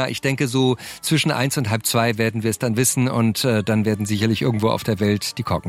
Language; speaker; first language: German; native; German